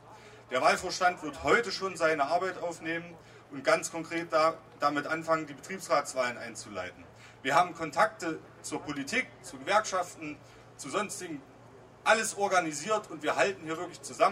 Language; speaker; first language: German; native; German